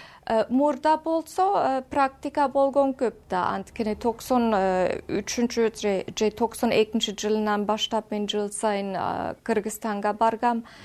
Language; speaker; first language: Kyrgyz; non-native, fluent; German